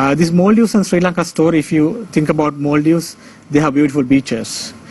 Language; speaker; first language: English; non-native, local second language; Sinhala